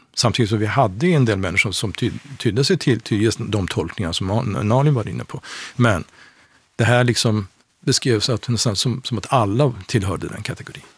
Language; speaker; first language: Swedish; non-native, fluent; Persian